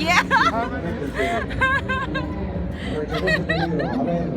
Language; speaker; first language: English; non-native, learner; Korean